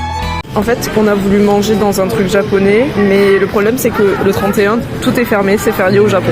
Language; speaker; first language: French; native; French